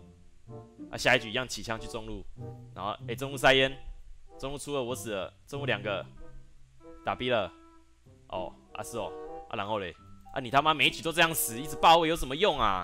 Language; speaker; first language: Chinese; native; Chinese